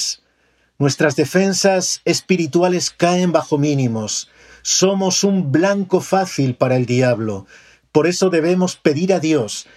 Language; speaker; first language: Spanish; native; Spanish